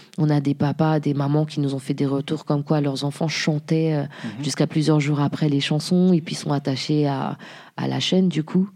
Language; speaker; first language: French; early bilingual, other home language; Haitian Creole